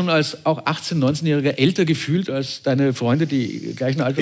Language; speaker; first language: German; native; German